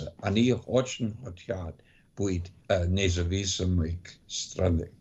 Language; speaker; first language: Russian; non-native, learner; English